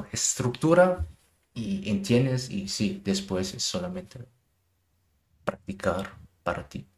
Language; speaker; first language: Spanish; non-native, learner; German